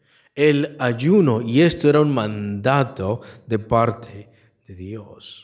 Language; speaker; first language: Spanish; native; Spanish